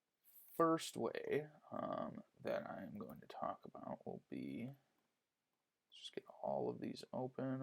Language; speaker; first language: English; native; English